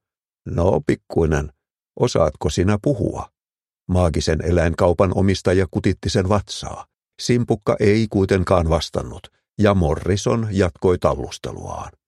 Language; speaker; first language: Finnish; native; Finnish